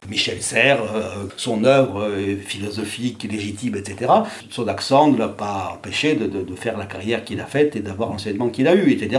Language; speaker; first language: French; native; French